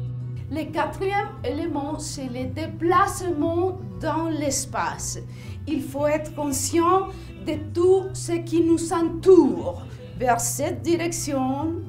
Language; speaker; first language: French; non-native, fluent; Spanish